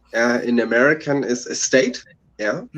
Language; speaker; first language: English; non-native, learner; German